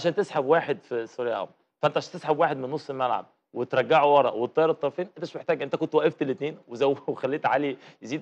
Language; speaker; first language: Arabic; native; Arabic